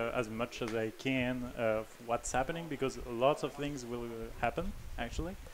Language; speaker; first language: English; non-native, fluent; French